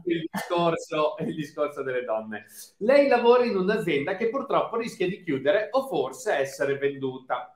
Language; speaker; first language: Italian; native; Italian